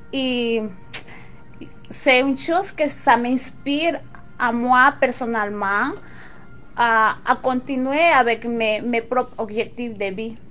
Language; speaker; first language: French; non-native, local second language; Spanish